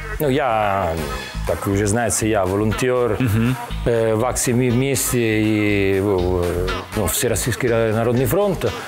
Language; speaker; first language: Russian; non-native, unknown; Italian